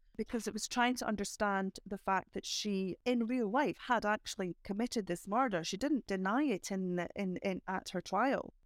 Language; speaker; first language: English; native; English